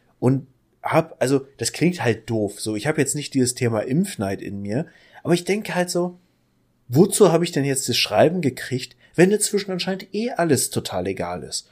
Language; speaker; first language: German; native; German